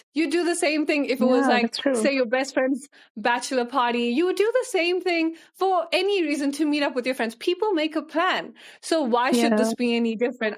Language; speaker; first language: English; early bilingual, other home language; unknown